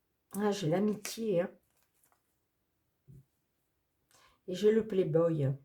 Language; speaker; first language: French; native; French